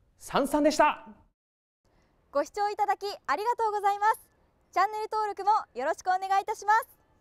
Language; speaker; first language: Japanese; native; Japanese